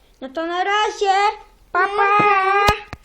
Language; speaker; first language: Polish; native; Polish